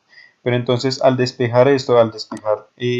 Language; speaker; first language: Spanish; native; Spanish